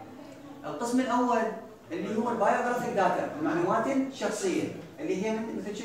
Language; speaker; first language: Arabic; native; Arabic